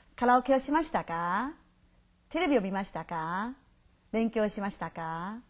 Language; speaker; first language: Japanese; non-native, fluent; Chinese